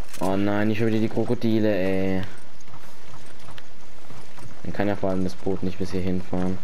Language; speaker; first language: German; native; German